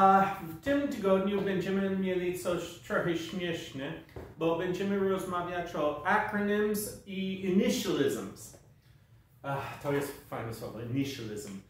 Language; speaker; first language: Polish; non-native, fluent; English